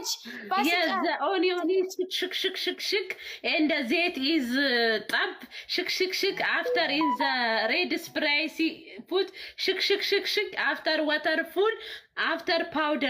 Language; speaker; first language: English; non-native, learner; Amharic